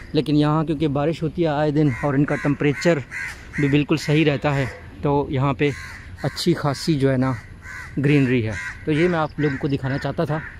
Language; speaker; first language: Urdu; non-native, local second language; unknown